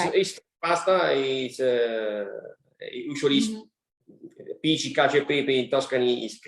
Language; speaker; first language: English; non-native, learner; Italian